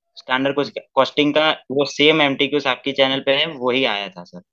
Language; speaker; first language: Hindi; non-native, local second language; Gujarati